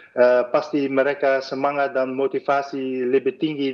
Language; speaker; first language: Indonesian; non-native, fluent; Dutch